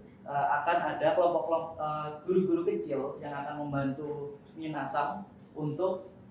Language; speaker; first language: Indonesian; native; Indonesian